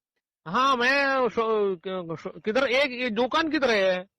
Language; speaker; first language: Hindi; non-native, local second language; Malayalam